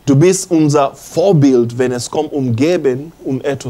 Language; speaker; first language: German; non-native, learner; English